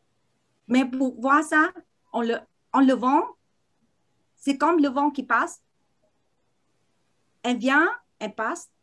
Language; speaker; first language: French; non-native, learner; Vietnamese